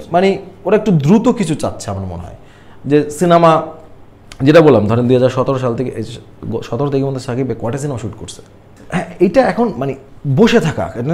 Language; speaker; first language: Bangla; native; Bangla